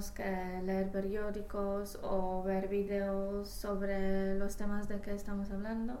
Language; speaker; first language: Spanish; non-native, fluent; English